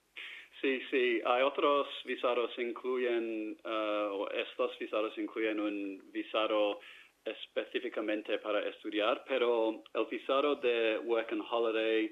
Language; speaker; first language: Spanish; non-native, fluent; English